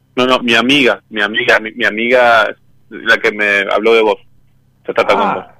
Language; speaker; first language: Spanish; native; Spanish